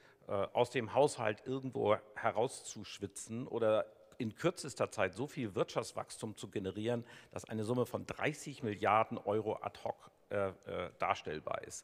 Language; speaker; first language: German; native; German